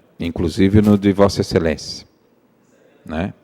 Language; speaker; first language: Portuguese; native; Portuguese